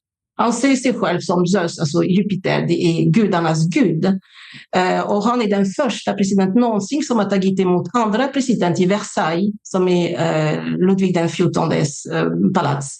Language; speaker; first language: Swedish; non-native, fluent; French